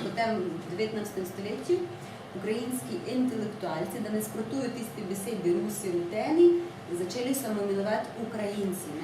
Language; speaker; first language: Slovenian; non-native, fluent; Ukrainian